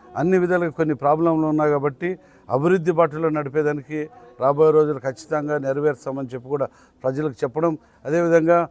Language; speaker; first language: Telugu; native; Telugu